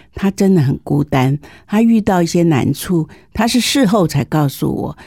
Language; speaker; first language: Chinese; native; Chinese